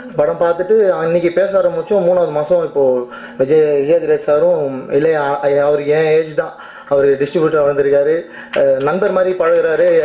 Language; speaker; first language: Tamil; native; Tamil